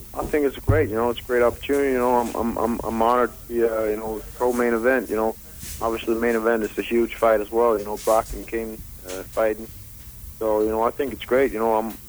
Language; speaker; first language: English; non-native, fluent; Danish